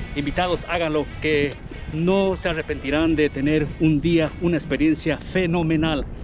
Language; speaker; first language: Spanish; native; Spanish